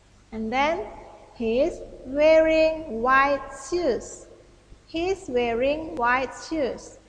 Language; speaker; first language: English; non-native, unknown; Indonesian